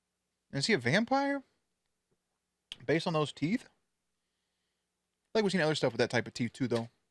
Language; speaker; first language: English; native; English